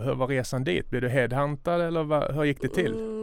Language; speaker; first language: Swedish; native; Swedish